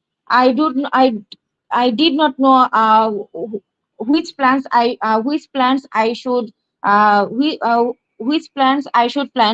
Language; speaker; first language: English; non-native, learner; Bangla